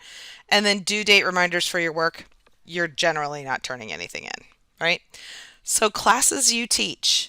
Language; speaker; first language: English; native; English